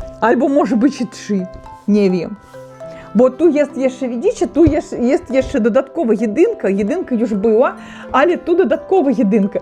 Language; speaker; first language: Polish; non-native, learner; Russian